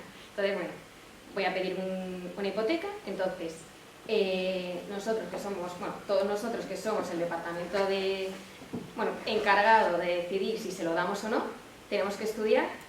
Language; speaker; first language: Spanish; native; Spanish